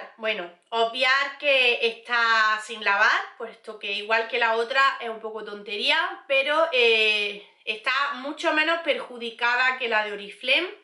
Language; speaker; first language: Spanish; native; Spanish